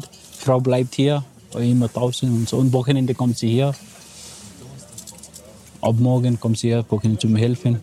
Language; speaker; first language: German; non-native, learner; Nepali